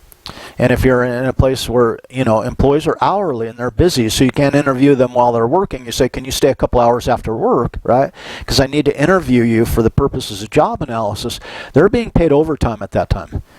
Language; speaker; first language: English; native; English